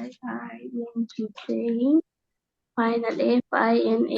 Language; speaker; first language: English; non-native, learner; Bangla